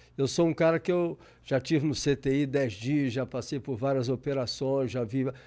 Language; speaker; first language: Portuguese; native; Portuguese